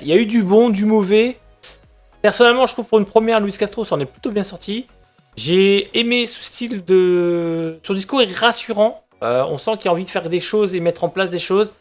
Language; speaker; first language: French; native; French